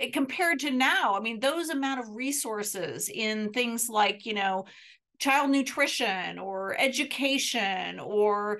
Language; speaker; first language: English; native; English